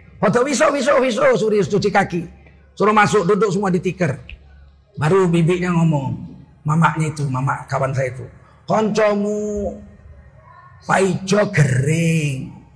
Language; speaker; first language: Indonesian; native; Indonesian